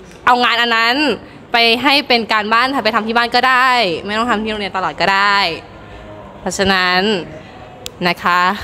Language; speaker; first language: Thai; native; Thai